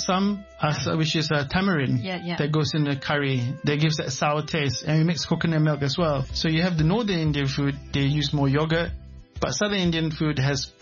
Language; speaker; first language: English; non-native, local second language; Malay